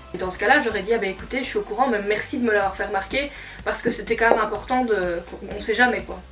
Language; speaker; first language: French; native; French